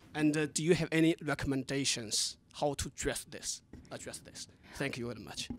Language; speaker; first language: English; non-native, fluent; Chinese